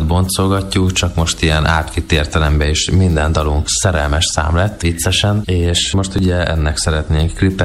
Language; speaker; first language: Hungarian; native; Hungarian